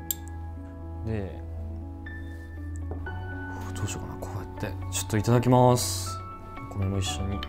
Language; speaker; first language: Japanese; native; Japanese